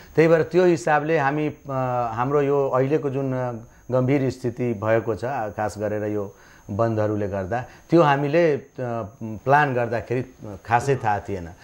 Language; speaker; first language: Nepali; non-native, local second language; Maithili